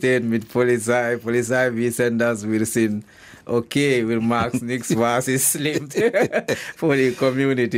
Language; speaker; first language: German; non-native, learner; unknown